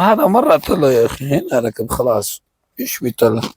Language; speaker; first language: Arabic; non-native, learner; Urdu